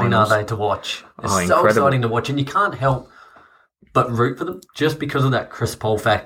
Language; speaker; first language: English; native; English